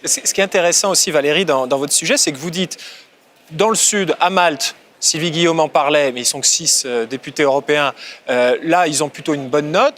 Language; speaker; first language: French; native; French